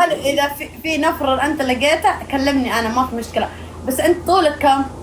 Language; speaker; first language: Arabic; native; Arabic